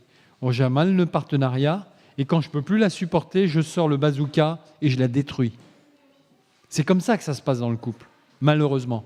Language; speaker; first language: French; native; French